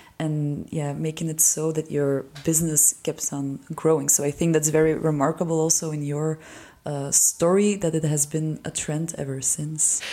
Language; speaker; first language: English; non-native, fluent; Dutch